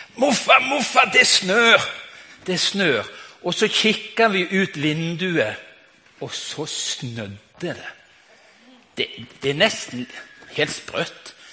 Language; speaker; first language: Norwegian; native; Norwegian